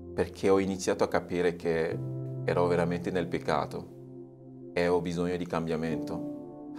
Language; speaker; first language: Italian; non-native, fluent; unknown